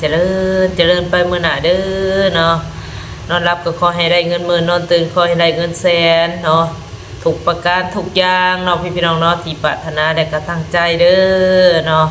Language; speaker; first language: Thai; non-native, local second language; Lao